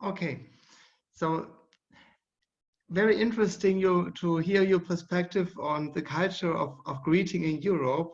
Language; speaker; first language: English; non-native, fluent; German